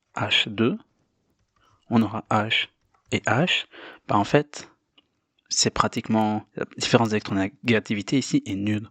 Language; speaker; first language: French; native; French